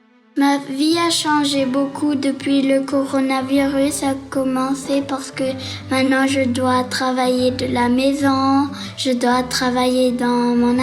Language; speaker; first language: French; non-native, learner; English